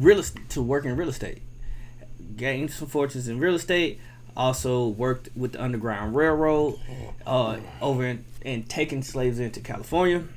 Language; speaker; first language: English; native; English